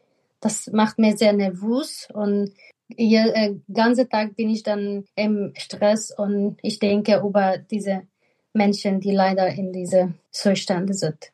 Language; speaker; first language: German; non-native, fluent; Persian